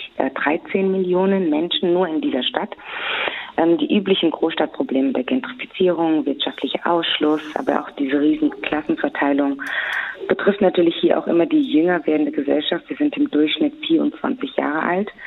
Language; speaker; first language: German; non-native, fluent; Swahili